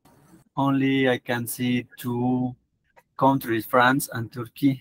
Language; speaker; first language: English; non-native, learner; Spanish